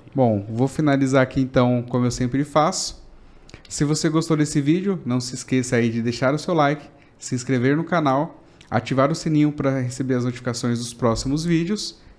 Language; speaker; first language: Portuguese; native; Portuguese